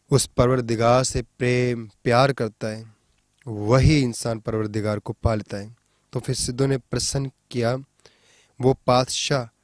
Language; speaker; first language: Hindi; non-native, local second language; Punjabi